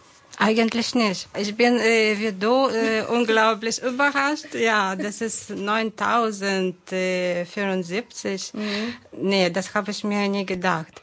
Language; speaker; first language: German; non-native, fluent; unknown